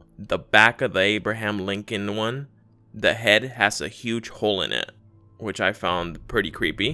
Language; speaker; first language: English; native; English